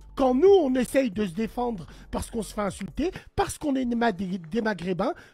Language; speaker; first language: French; native; French